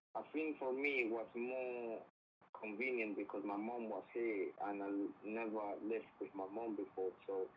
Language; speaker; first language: English; non-native, fluent; Spanish